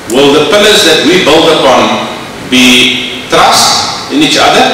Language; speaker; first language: English; non-native, local second language; Afrikaans